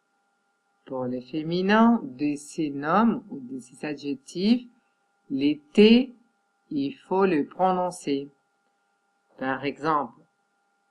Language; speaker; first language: French; non-native, fluent; Catalan